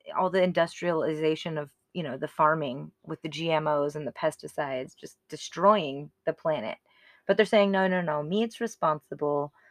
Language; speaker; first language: English; native; English